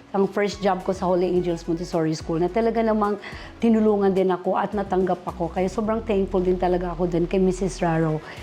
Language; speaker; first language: Filipino; non-native, local second language; Cebuano